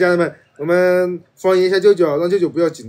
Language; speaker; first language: Chinese; native; Chinese